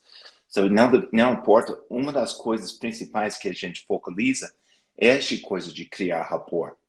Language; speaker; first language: Portuguese; non-native, fluent; English